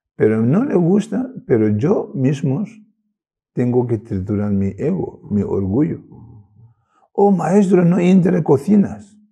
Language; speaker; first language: Spanish; non-native, learner; Tibetan